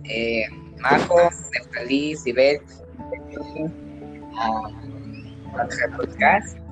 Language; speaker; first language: French; non-native, learner; Spanish